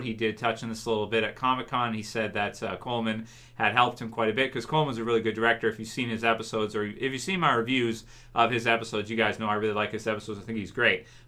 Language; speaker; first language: English; native; English